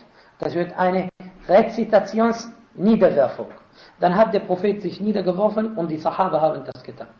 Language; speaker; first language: German; non-native, fluent; Arabic